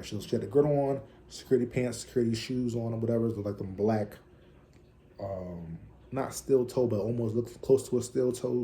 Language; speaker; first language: English; native; English